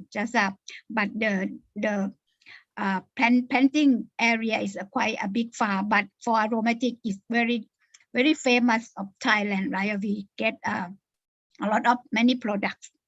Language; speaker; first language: English; non-native, learner; Thai